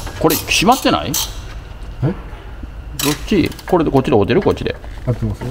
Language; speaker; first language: Japanese; native; Japanese